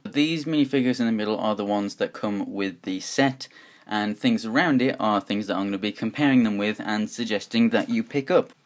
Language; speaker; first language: English; native; English